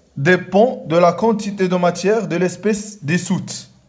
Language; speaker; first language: French; non-native, local second language; Arabic